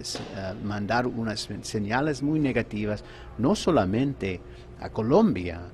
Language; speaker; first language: Spanish; non-native, fluent; English